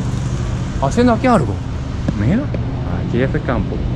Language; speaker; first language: Spanish; non-native, learner; Japanese